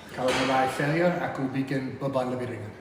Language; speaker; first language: Indonesian; non-native, fluent; English